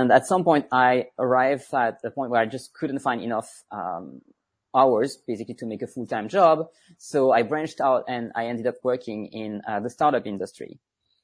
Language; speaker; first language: English; non-native, fluent; French